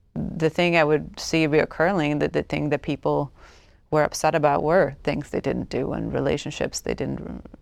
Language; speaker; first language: English; non-native, fluent; Swedish